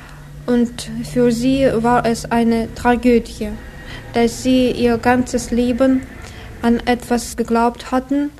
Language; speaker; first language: German; non-native, fluent; Russian